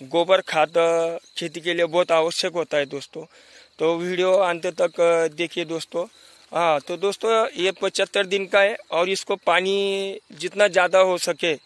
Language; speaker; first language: Hindi; non-native, local second language; Marathi